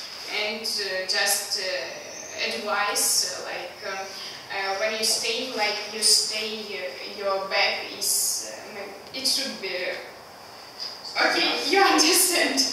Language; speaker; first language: English; non-native, learner; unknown